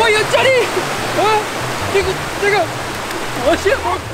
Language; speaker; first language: Chinese; non-native, learner; Korean